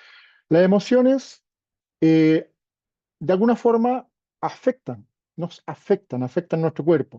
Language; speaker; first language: Spanish; native; Spanish